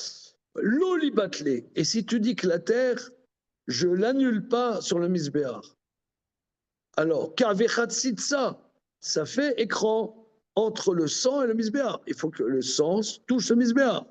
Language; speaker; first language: French; native; French